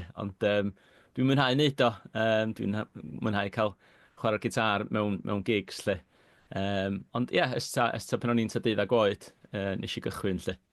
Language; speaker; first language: Welsh; native; Welsh